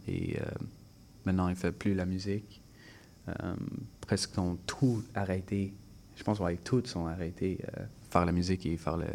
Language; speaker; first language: French; non-native, local second language; English